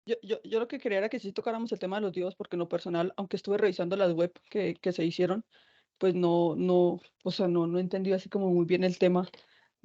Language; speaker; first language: Spanish; native; Spanish